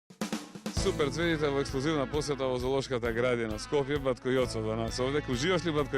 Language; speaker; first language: Macedonian; native; Macedonian